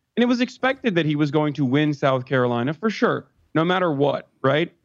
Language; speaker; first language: English; non-native, fluent; Turkish